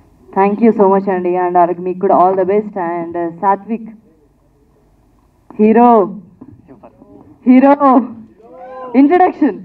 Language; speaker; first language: Telugu; native; Telugu